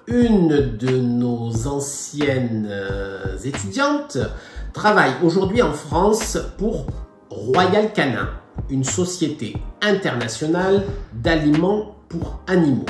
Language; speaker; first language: French; non-native, fluent; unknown